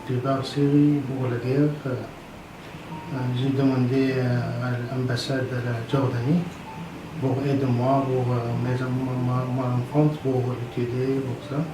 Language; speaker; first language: French; non-native, learner; Arabic